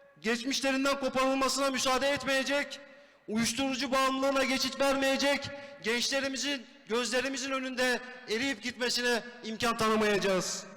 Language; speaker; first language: Turkish; native; Turkish